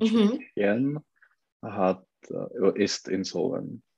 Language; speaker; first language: German; non-native, learner; Czech